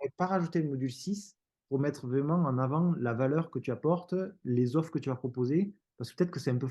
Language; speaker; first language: French; native; French